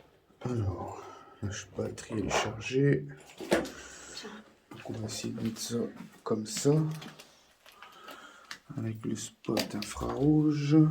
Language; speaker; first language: French; native; French